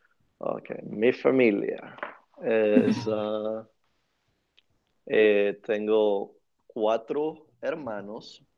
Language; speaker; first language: Spanish; early bilingual, other home language; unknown